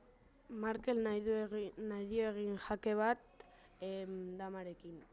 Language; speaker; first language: Basque; non-native, local second language; Spanish